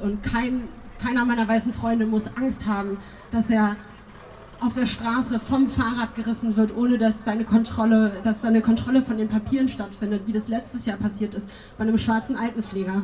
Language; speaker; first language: German; early bilingual, other home language; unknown